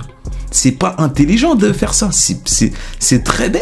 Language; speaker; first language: French; native; French